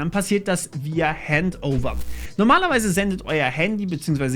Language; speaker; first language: German; native; German